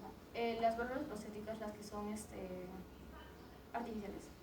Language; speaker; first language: Spanish; native; Spanish